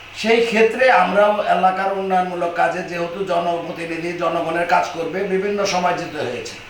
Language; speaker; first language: Bangla; native; Bangla